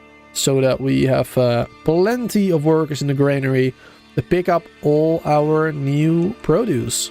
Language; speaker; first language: English; native; English